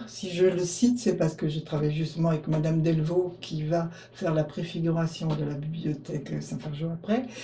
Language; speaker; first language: French; native; French